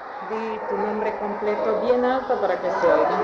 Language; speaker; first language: Spanish; native; Spanish